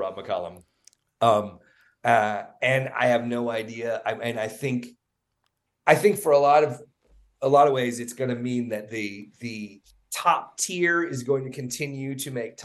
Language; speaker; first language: English; native; English